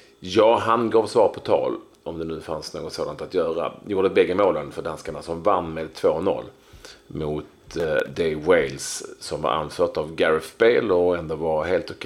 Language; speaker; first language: Swedish; native; Swedish